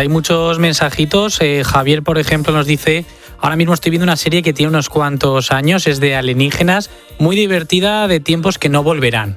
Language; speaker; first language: Spanish; native; Spanish